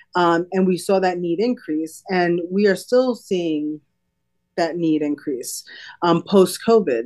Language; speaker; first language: English; native; English